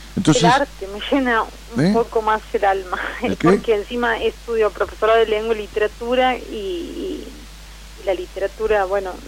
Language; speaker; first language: Spanish; native; Spanish